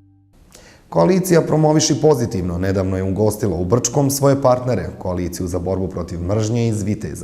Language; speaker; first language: Bosnian; native; Bosnian